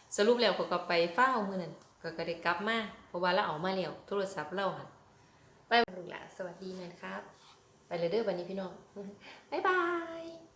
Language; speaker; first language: Thai; native; Thai